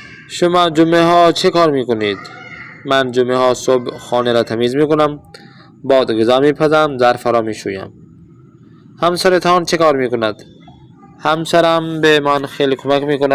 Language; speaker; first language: Persian; non-native, fluent; Urdu